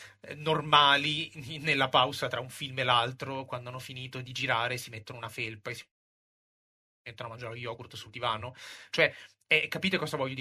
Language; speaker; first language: Italian; native; Italian